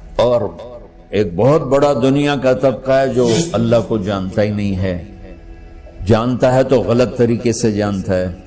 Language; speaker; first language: Urdu; non-native, local second language; Punjabi